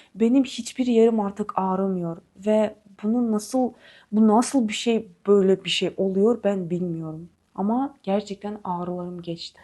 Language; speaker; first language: Turkish; non-native, fluent; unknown